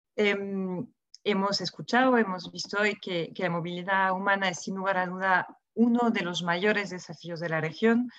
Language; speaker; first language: Spanish; non-native, fluent; French